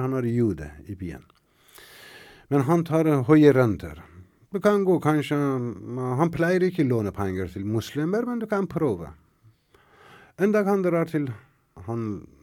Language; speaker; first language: Norwegian; non-native, fluent; Persian